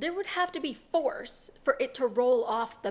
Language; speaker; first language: English; native; English